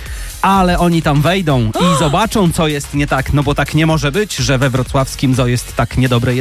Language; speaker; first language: Polish; native; Polish